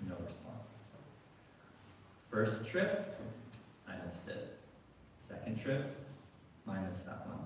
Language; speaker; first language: English; native; English